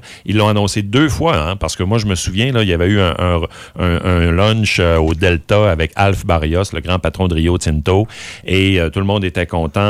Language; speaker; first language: French; native; French